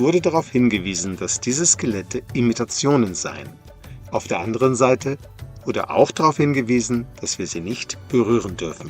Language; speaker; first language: German; native; German